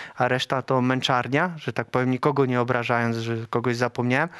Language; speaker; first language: Polish; native; Polish